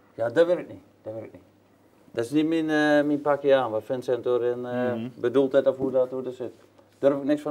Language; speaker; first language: Dutch; native; Dutch